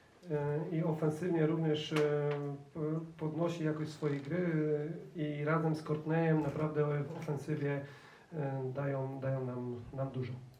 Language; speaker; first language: Polish; native; Polish